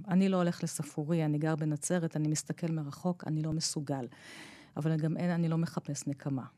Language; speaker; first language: Hebrew; native; Hebrew